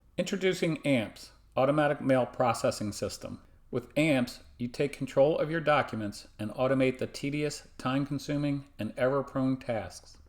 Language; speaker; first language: English; native; English